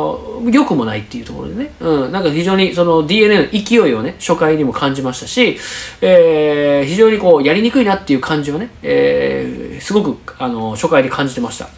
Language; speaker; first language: Japanese; native; Japanese